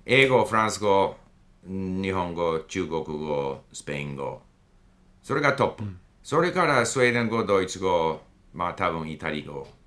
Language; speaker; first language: Japanese; non-native, fluent; English